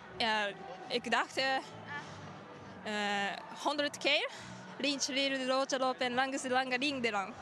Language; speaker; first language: Dutch; non-native, learner; Japanese